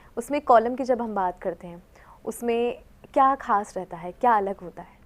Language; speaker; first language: Hindi; native; Hindi